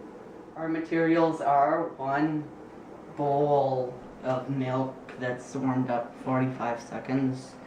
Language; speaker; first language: English; native; English